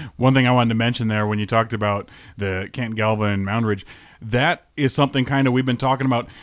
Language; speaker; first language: English; native; English